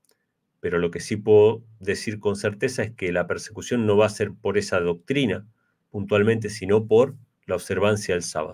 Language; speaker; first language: Spanish; native; Spanish